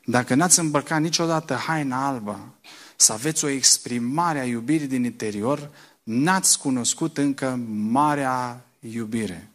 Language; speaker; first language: Romanian; native; Romanian